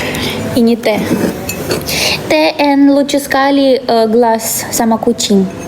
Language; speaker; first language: Indonesian; non-native, fluent; Russian